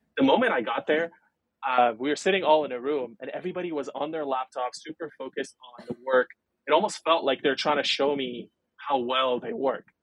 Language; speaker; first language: English; non-native, fluent; Arabic